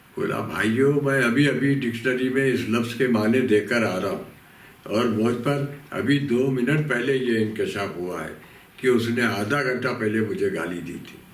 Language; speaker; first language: Urdu; native; Urdu